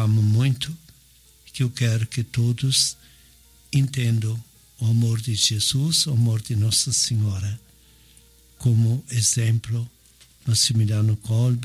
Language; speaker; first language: Portuguese; non-native, fluent; Italian